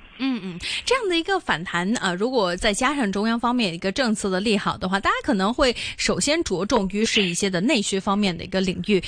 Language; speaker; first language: Chinese; non-native, local second language; Cantonese